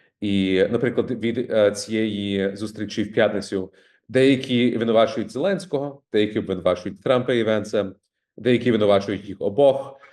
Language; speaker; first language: Ukrainian; early bilingual, heritage; Ukrainian